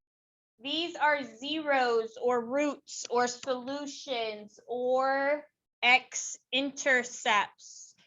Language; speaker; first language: English; native; English